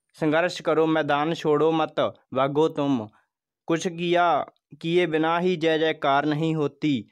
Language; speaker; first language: Hindi; non-native, local second language; Punjabi